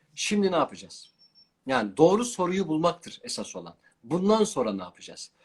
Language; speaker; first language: Turkish; non-native, local second language; Kurdish